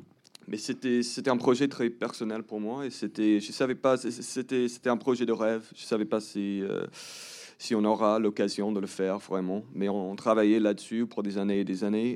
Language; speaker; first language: French; early bilingual, heritage; English